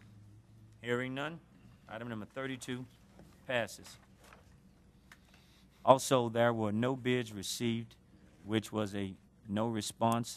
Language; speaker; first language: English; native; English